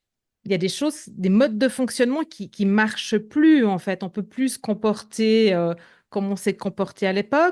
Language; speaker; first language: French; native; French